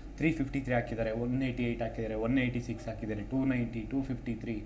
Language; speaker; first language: Kannada; native; Kannada